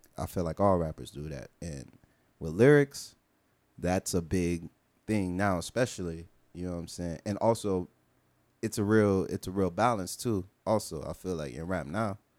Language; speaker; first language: English; early bilingual, other home language; Haitian Creole